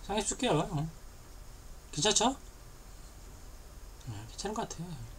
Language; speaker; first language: Korean; native; Korean